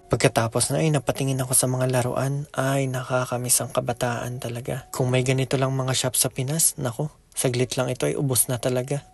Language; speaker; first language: Filipino; native; Filipino